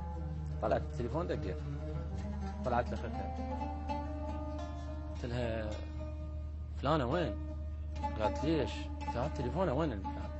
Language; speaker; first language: Arabic; native; Arabic